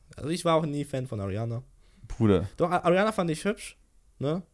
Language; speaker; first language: German; early bilingual, other home language; Polish